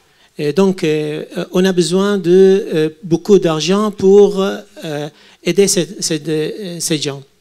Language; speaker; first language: French; non-native, learner; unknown